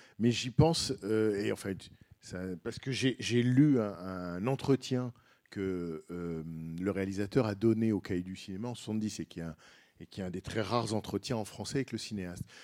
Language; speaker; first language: French; native; French